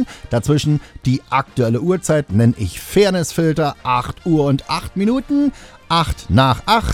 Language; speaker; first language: German; native; German